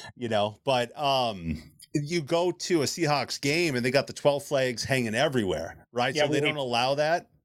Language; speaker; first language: English; native; English